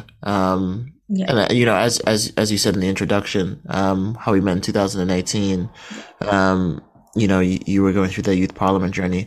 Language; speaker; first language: English; native; English